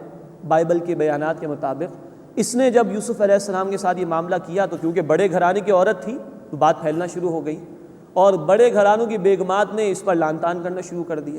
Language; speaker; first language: Urdu; native; Urdu